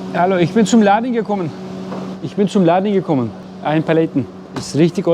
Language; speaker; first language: German; non-native, learner; Turkish